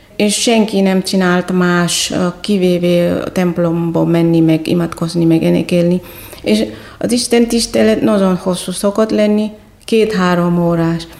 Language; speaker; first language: Hungarian; non-native, fluent; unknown